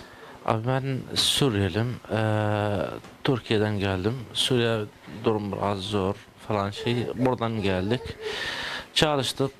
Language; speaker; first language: Turkish; non-native, learner; Arabic